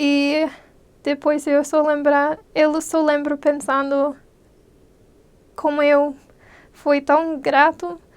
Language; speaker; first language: Portuguese; non-native, fluent; English